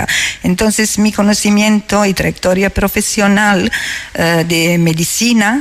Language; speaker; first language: Spanish; non-native, fluent; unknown